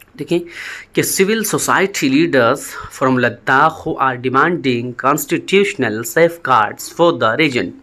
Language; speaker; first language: Urdu; native; Urdu